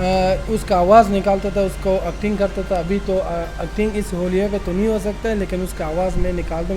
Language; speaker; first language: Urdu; non-native, local second language; Pashto